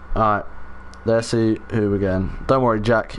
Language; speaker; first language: English; native; English